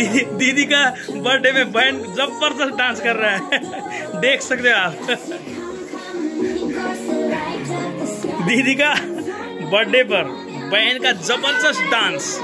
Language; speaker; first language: Hindi; non-native, local second language; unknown